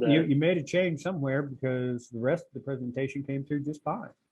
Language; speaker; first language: English; native; English